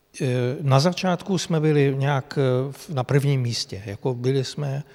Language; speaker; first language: Czech; non-native, fluent; Hungarian